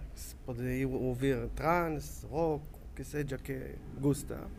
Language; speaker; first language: Portuguese; non-native, learner; Hebrew